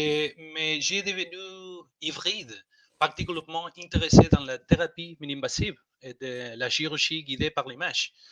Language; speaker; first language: French; non-native, learner; Spanish